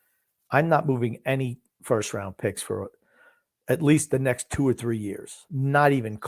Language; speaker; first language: English; native; English